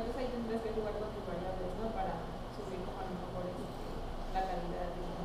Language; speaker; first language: Spanish; native; Spanish